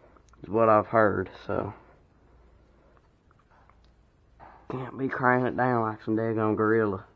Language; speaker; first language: English; native; English